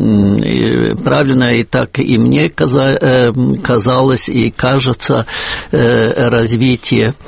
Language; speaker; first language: Russian; non-native, fluent; German